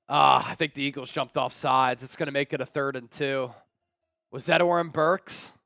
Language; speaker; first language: English; native; English